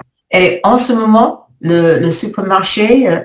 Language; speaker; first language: French; non-native, learner; English